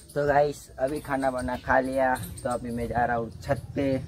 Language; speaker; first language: Hindi; non-native, local second language; Gujarati